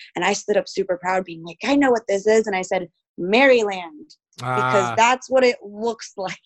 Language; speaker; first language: English; early bilingual, other home language; Spanish